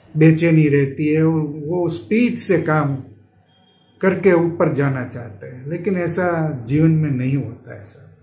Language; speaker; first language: Hindi; non-native, local second language; Gujarati